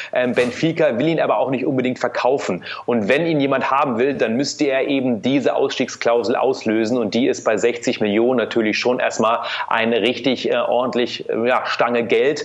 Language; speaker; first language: German; native; German